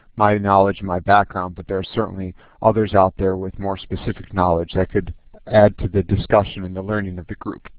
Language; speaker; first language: English; native; English